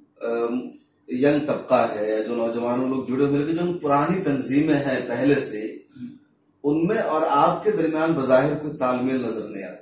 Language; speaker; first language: Hindi; native; Hindi